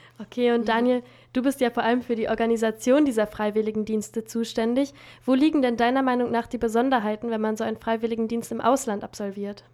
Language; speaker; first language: German; native; German